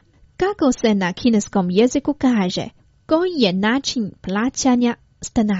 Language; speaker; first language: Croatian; non-native, fluent; Chinese